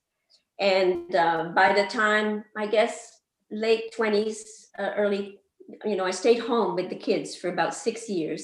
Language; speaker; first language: English; non-native, fluent; French